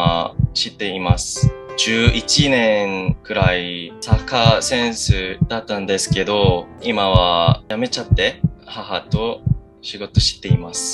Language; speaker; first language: Japanese; non-native, learner; Korean